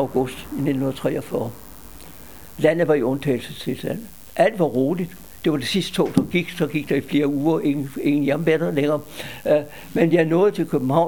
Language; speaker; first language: Danish; native; Danish